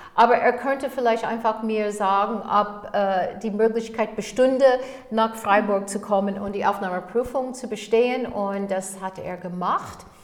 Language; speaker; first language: German; non-native, fluent; English